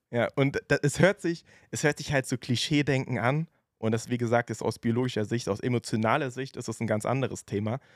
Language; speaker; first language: German; native; German